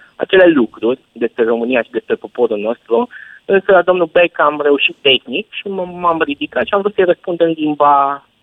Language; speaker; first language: Romanian; native; Romanian